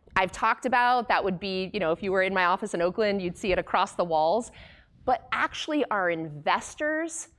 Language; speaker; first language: English; native; English